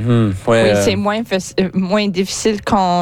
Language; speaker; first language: French; non-native, learner; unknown